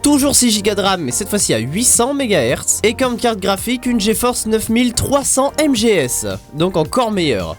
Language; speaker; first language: French; native; French